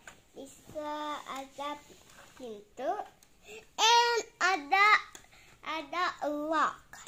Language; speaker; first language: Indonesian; early bilingual, heritage; English